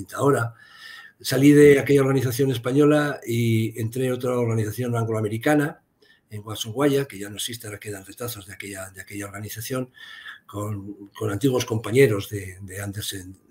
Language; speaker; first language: Spanish; native; Spanish